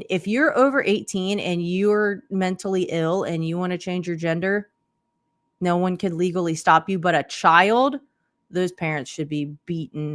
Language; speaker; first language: English; native; English